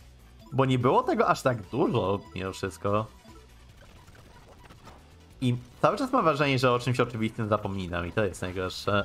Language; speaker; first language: Polish; native; Polish